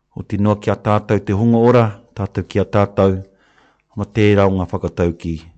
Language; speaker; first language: Māori; non-native, local second language; English